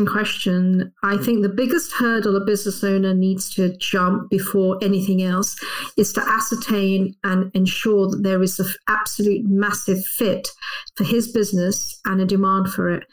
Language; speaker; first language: English; native; English